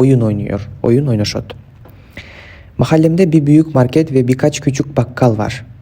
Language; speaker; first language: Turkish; non-native, fluent; Kyrgyz